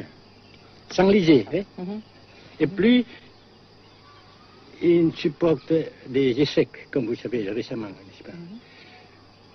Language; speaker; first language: French; non-native, fluent; Vietnamese